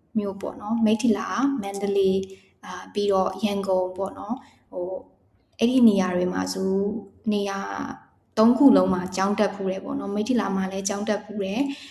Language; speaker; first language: Burmese; native; Burmese